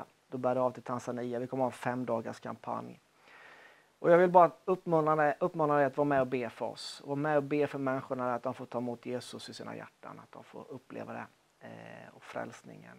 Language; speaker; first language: Swedish; native; Swedish